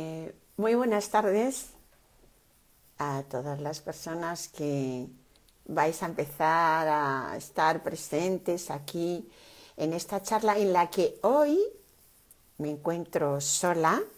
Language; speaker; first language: Spanish; native; Spanish